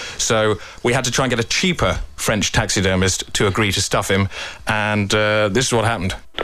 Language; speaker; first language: English; native; English